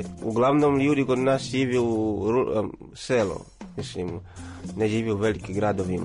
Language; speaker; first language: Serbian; non-native, fluent; Swahili